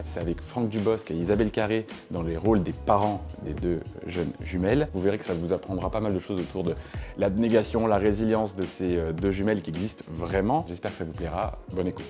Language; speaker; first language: French; native; French